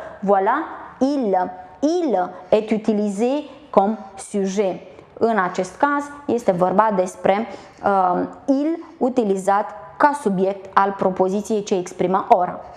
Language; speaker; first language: Romanian; native; Romanian